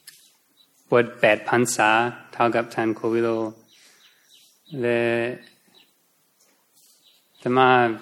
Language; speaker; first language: Thai; non-native, fluent; English